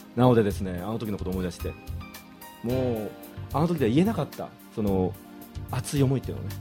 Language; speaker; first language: Japanese; native; Japanese